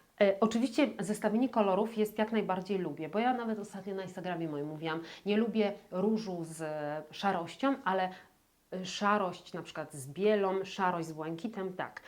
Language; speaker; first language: Polish; native; Polish